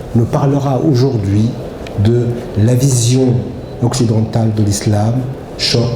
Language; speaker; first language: French; non-native, fluent; Arabic